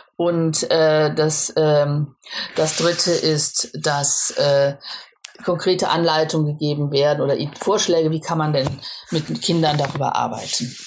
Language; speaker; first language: German; native; German